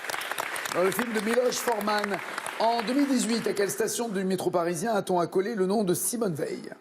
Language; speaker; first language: French; native; French